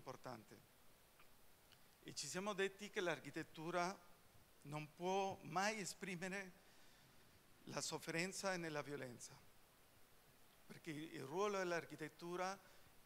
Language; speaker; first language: Italian; non-native, fluent; Spanish